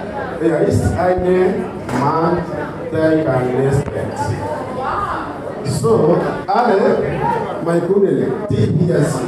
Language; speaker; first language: German; non-native, learner; Kinyarwanda